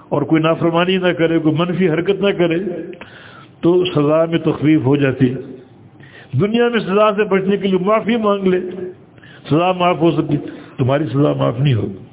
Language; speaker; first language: Urdu; native; Urdu